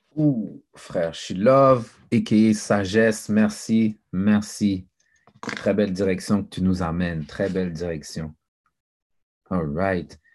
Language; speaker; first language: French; early bilingual, other home language; Haitian Creole